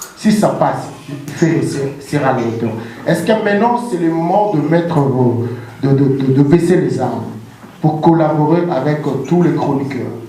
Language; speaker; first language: French; non-native, local second language; Lingala